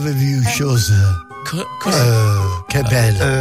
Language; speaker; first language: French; non-native, learner; Italian